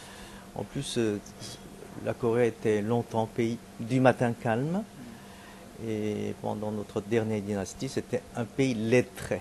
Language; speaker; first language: French; non-native, fluent; Korean